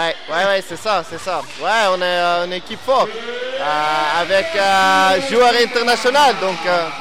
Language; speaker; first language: French; non-native, learner; Dutch